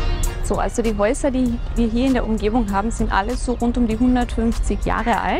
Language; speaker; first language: German; native; German